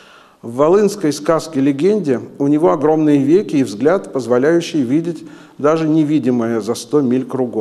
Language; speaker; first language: Russian; native; Russian